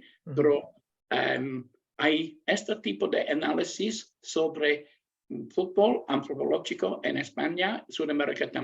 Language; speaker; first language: Spanish; non-native, learner; English